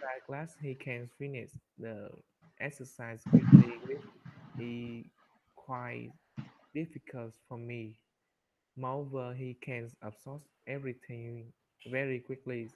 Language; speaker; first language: English; non-native, learner; Vietnamese